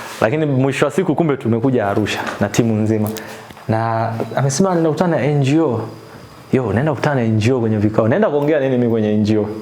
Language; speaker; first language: Swahili; native; Swahili